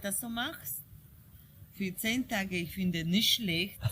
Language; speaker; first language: German; non-native, fluent; Polish